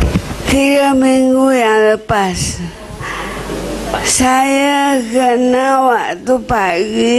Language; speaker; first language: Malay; non-native, local second language; Chinese